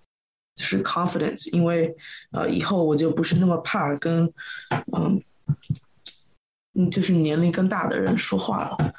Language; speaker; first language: Chinese; early bilingual, heritage; Chinese